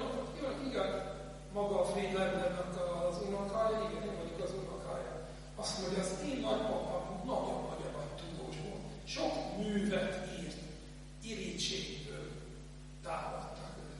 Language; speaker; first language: Hungarian; non-native, fluent; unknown